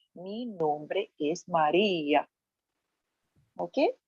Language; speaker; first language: Spanish; non-native, fluent; English